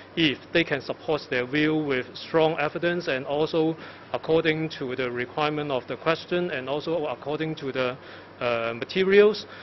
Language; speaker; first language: English; non-native, local second language; Cantonese